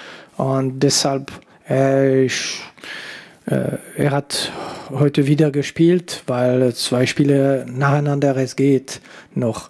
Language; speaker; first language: German; non-native, local second language; French